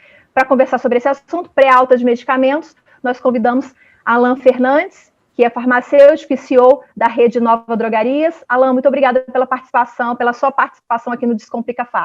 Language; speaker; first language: Portuguese; native; Portuguese